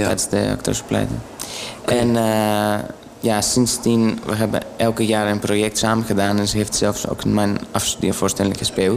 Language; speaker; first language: Dutch; non-native, fluent; Greek